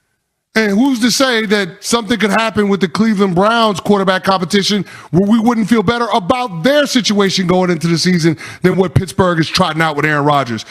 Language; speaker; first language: English; native; English